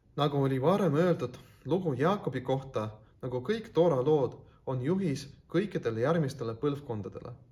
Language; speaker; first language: Estonian; non-native, local second language; Russian